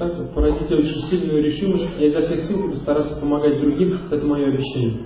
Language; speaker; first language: Russian; native; Russian